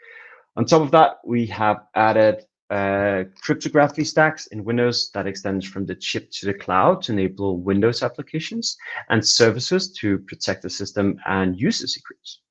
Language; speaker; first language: English; non-native, fluent; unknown